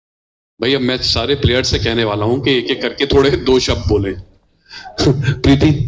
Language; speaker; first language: Hindi; native; Hindi